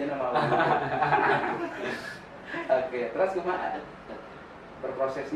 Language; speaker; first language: Indonesian; native; Indonesian